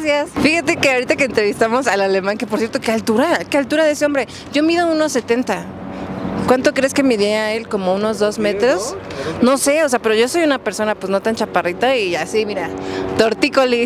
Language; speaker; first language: Spanish; native; Spanish